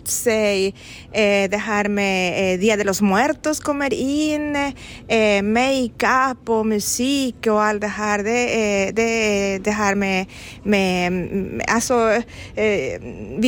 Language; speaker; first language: Swedish; non-native, fluent; Spanish